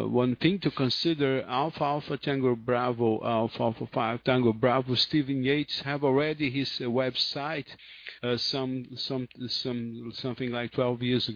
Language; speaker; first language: English; non-native, learner; Portuguese